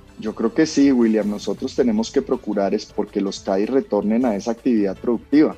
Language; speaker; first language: Spanish; native; Spanish